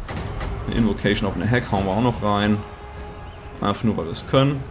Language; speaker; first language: German; native; German